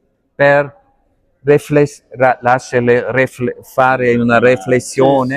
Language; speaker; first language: Italian; non-native, learner; Arabic